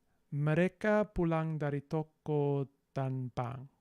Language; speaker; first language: Indonesian; non-native, learner; English